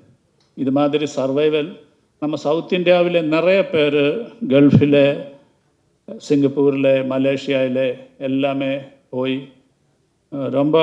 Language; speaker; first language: Tamil; non-native, learner; Malayalam